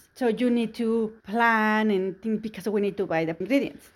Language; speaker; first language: English; non-native, fluent; Spanish